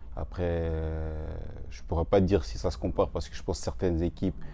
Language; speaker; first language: French; native; French